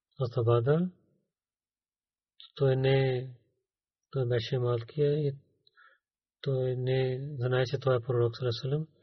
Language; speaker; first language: Bulgarian; non-native, learner; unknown